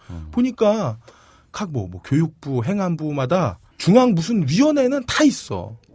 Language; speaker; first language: Korean; native; Korean